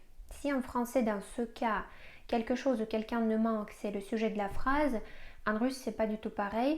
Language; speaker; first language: French; non-native, fluent; Russian